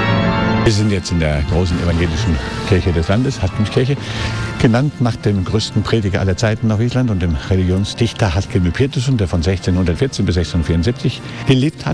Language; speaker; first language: German; non-native, fluent; Icelandic